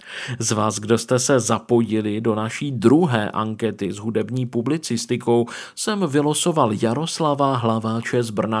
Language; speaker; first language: Czech; native; Czech